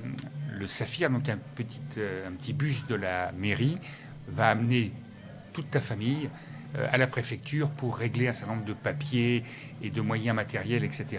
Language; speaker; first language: French; native; French